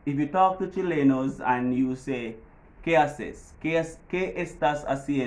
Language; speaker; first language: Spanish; non-native, learner; English